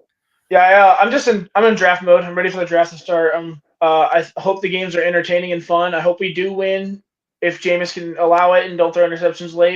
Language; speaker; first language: English; native; English